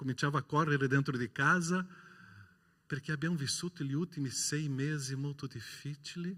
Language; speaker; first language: Italian; non-native, fluent; Portuguese